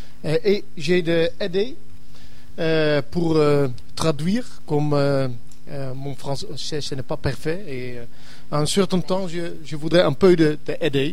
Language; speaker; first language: French; non-native, learner; English